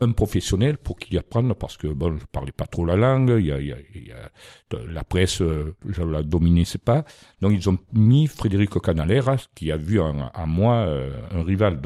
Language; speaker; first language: French; native; French